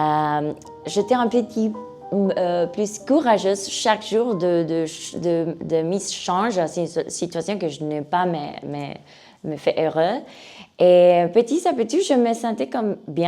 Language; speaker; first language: French; non-native, learner; Spanish